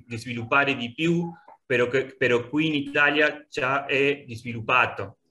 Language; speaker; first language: Italian; non-native, learner; Spanish